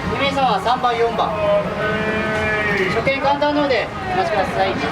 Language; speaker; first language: Japanese; native; Japanese